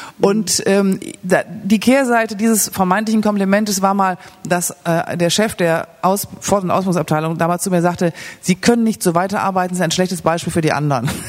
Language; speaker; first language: German; native; German